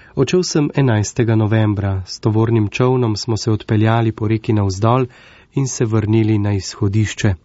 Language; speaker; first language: Slovenian; native; Slovenian